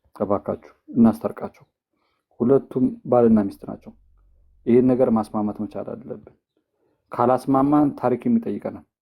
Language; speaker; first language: Amharic; native; Amharic